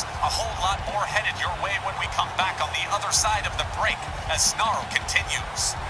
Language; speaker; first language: English; native; English